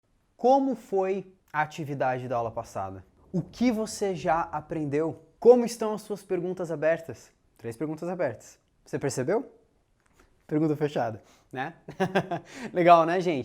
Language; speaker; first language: Portuguese; native; Portuguese